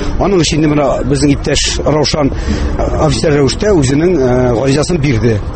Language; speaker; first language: Tatar; native; Tatar